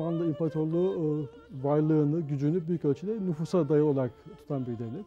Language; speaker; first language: Turkish; native; Turkish